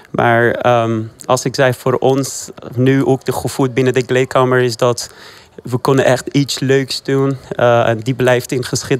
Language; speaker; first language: Dutch; non-native, fluent; Persian